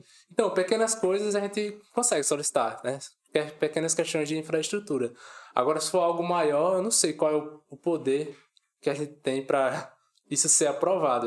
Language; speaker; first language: Portuguese; native; Portuguese